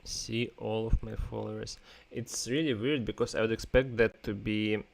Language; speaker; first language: English; non-native, fluent; Russian